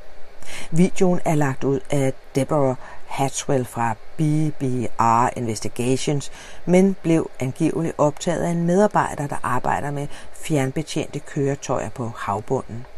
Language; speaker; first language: Danish; native; Danish